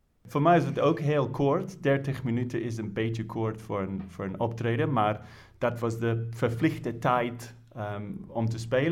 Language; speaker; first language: Dutch; non-native, fluent; English